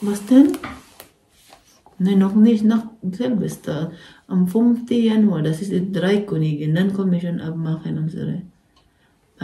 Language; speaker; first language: German; non-native, learner; Cebuano